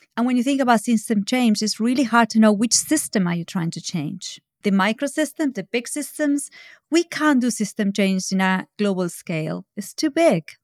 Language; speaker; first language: English; non-native, fluent; Spanish